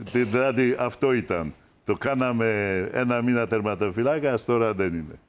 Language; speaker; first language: Greek; non-native, fluent; Polish